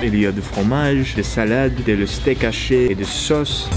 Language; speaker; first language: French; non-native, learner; English